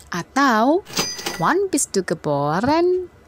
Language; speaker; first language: German; non-native, fluent; Indonesian